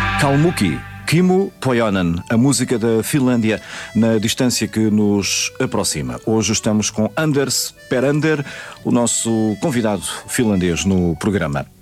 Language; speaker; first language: Portuguese; native; Portuguese